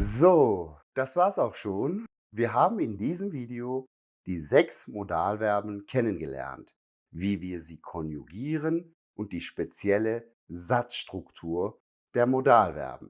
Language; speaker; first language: German; non-native, fluent; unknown